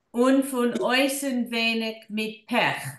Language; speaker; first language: German; non-native, learner; English